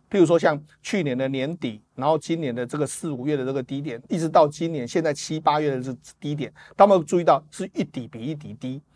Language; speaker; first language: Chinese; native; Chinese